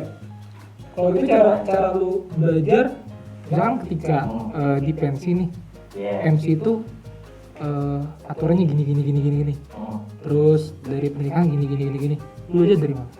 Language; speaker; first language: Indonesian; native; Indonesian